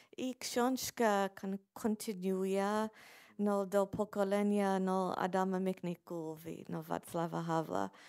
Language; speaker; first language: Polish; non-native, fluent; English